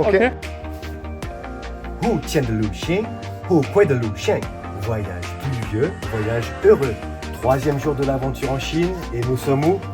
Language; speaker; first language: French; native; French